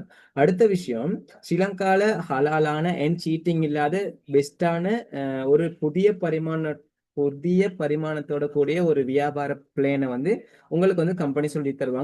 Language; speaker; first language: Tamil; native; Tamil